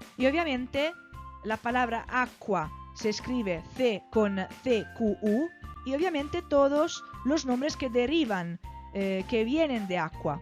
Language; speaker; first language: Spanish; non-native, fluent; Italian